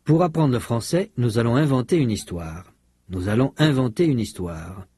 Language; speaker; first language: French; native; French